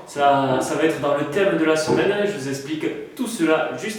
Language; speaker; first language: French; native; French